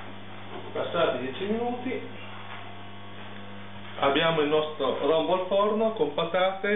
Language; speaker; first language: Italian; native; Italian